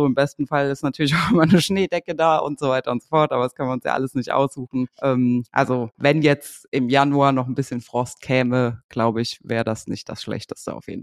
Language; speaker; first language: German; native; German